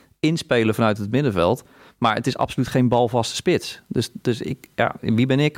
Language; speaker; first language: Dutch; native; Dutch